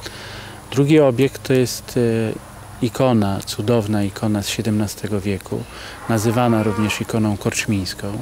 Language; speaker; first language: Polish; native; Polish